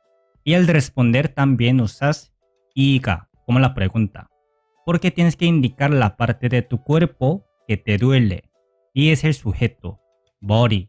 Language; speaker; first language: Spanish; non-native, fluent; Korean